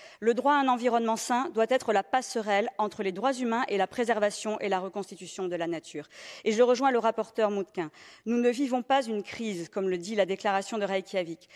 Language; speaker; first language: French; native; French